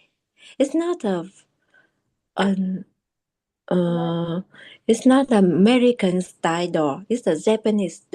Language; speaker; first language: English; non-native, learner; Japanese